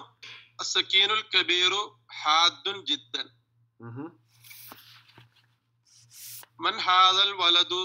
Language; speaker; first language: Arabic; non-native, learner; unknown